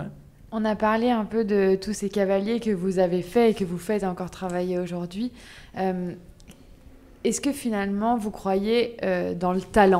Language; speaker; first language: French; native; French